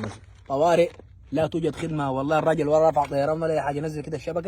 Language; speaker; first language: Arabic; native; Arabic